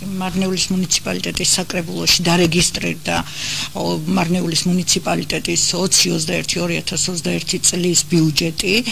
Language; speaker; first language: Georgian; native; Georgian